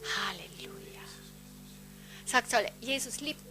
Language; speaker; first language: German; native; German